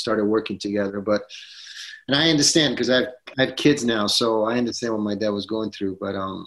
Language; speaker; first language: English; non-native, fluent; Italian